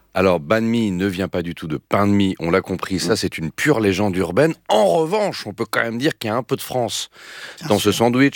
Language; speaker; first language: French; native; French